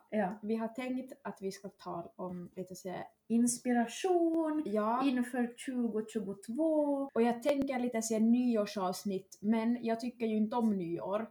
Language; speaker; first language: Swedish; native; Swedish